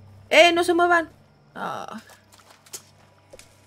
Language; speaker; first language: Spanish; native; Spanish